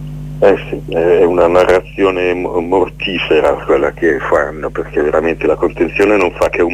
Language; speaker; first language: Italian; native; Italian